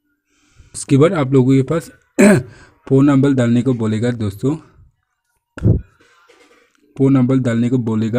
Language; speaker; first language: Hindi; non-native, local second language; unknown